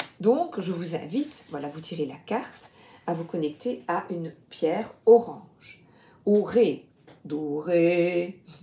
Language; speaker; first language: French; native; French